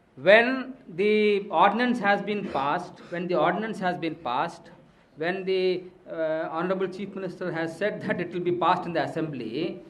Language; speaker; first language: English; non-native, local second language; Tamil